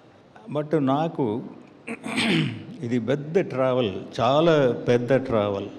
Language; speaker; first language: Telugu; non-native, learner; Tamil